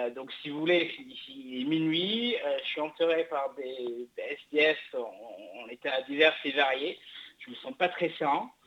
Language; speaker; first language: French; non-native, fluent; English